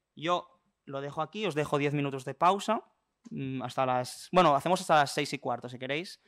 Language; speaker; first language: Spanish; native; Spanish